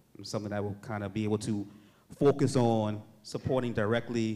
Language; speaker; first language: English; native; English